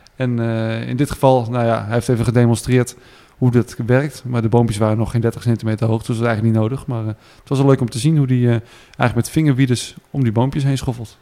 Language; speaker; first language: Dutch; native; Dutch